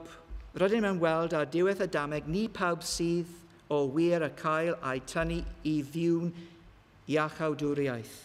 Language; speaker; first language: Welsh; non-native, learner; English